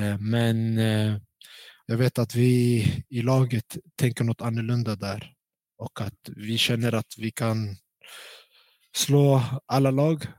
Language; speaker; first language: Swedish; early bilingual, other home language; Central Kurdish